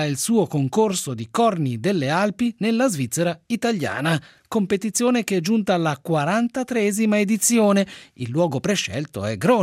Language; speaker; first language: Italian; native; Italian